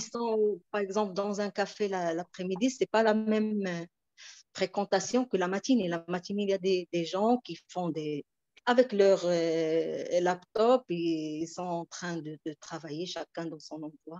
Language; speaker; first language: French; non-native, local second language; Arabic